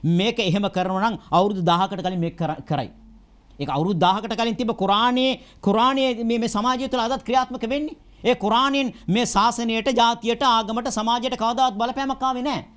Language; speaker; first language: Sinhala; non-native, local second language; Tamil